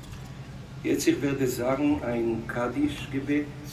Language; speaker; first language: German; non-native, fluent; Hebrew